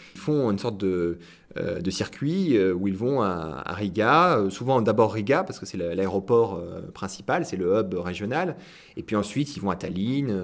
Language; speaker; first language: French; native; French